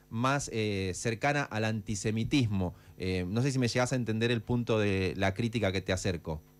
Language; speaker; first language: Spanish; native; Spanish